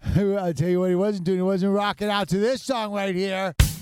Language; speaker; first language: English; native; English